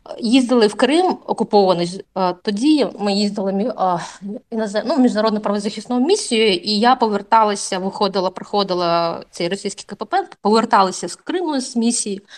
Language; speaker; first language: Ukrainian; non-native, fluent; Russian